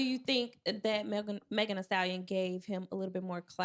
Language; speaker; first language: English; native; English